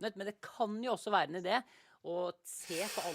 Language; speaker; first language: Norwegian; native; Norwegian